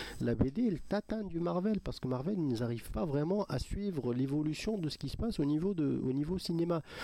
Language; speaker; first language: French; non-native, local second language; Arabic